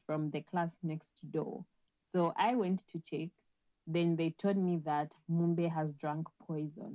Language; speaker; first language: English; non-native, local second language; Bemba